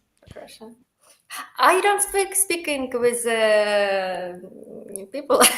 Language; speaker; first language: English; non-native, learner; Ukrainian